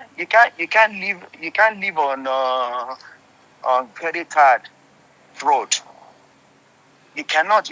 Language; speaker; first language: Nigerian Pidgin; non-native, local second language; Yoruba